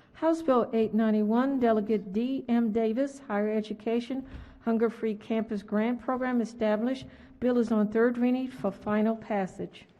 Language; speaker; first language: English; native; English